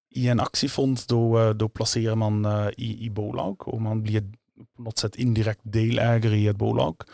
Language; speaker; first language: Swedish; non-native, fluent; Dutch